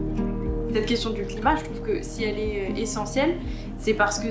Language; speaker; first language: French; native; French